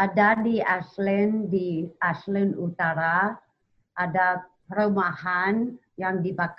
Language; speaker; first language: Indonesian; non-native, learner; English